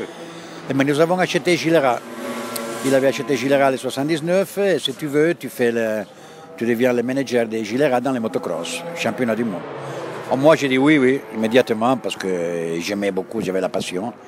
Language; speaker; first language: French; non-native, fluent; Italian